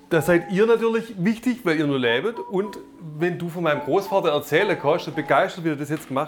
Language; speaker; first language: German; native; German